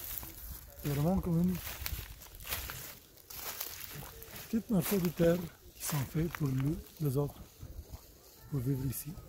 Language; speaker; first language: French; non-native, learner; Bulgarian